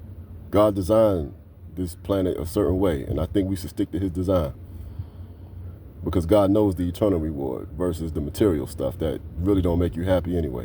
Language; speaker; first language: English; native; English